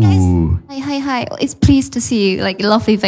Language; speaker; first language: English; non-native, learner; Indonesian